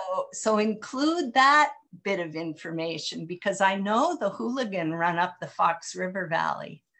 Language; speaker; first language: English; native; English